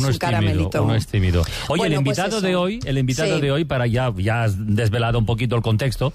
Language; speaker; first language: Spanish; native; Spanish